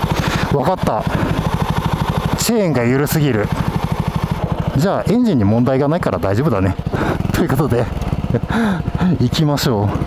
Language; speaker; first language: Japanese; native; Japanese